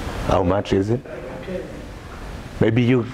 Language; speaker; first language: English; non-native, fluent; German